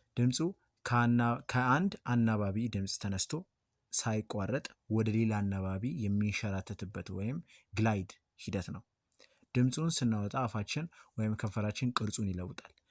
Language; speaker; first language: Amharic; native; Amharic